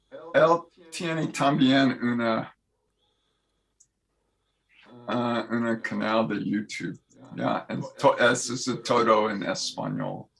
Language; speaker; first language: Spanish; non-native, learner; English